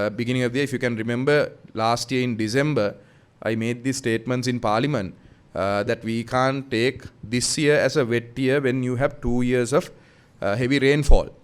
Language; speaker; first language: English; non-native, local second language; Sinhala